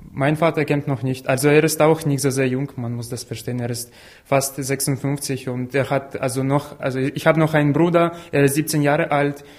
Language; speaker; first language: German; non-native, fluent; Ukrainian